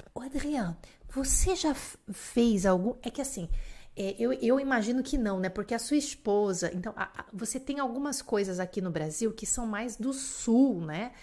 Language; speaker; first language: Portuguese; native; Portuguese